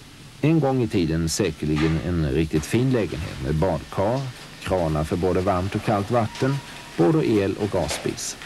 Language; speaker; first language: Swedish; native; Swedish